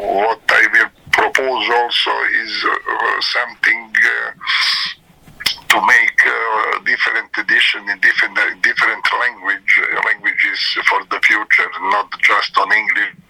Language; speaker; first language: English; non-native, learner; Serbian